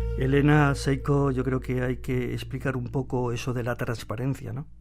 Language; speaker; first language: Spanish; native; Spanish